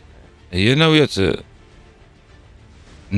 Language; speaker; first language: Arabic; native; Arabic